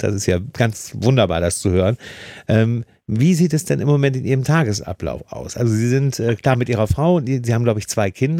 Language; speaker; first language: German; native; German